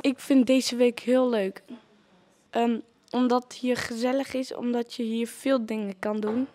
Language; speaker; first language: Dutch; non-native, learner; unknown